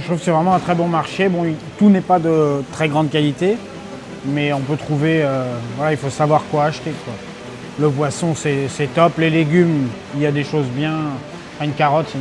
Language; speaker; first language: French; native; French